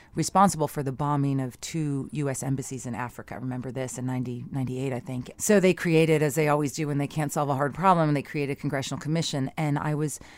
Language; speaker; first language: English; native; English